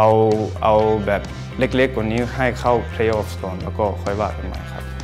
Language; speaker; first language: Thai; early bilingual, heritage; Thai